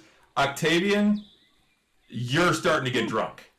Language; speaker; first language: English; native; English